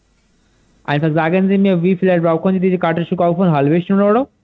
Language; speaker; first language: German; non-native, learner; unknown